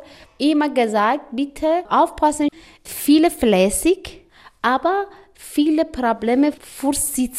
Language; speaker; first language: German; non-native, learner; Persian